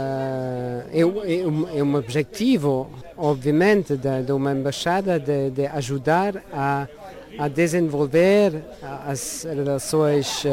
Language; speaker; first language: Portuguese; non-native, learner; Luxembourgish